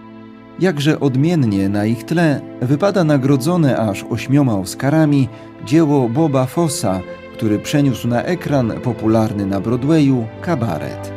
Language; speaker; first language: Polish; native; Polish